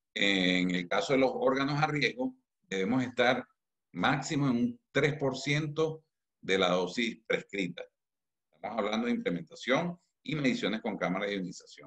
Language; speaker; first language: Spanish; native; Spanish